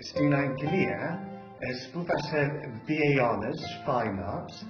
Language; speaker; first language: Greek; early bilingual, heritage; English